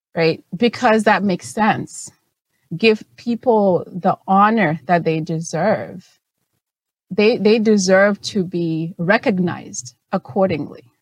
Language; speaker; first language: English; non-native, local second language; Shona